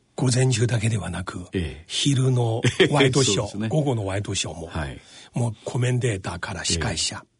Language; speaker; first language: Japanese; non-native, fluent; Chinese